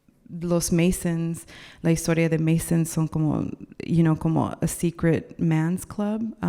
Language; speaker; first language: Spanish; non-native, learner; English